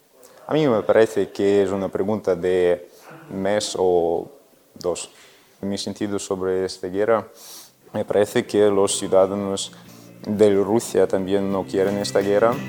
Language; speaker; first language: Spanish; non-native, fluent; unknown